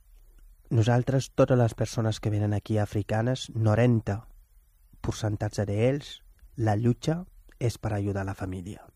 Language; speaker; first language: Catalan; non-native, fluent; Wolof